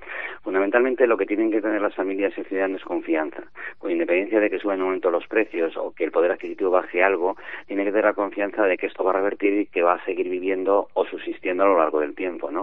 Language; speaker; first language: Spanish; native; Spanish